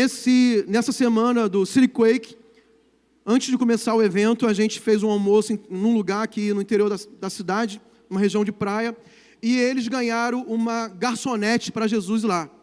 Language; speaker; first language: Portuguese; native; Portuguese